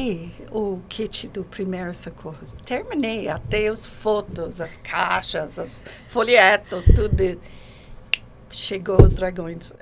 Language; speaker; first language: Portuguese; non-native, learner; English